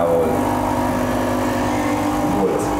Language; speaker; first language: German; non-native, fluent; Italian